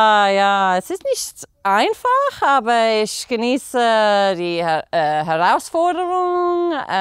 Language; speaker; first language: German; non-native, fluent; English